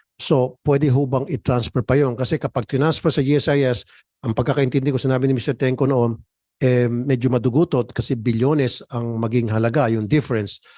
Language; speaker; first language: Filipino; native; Filipino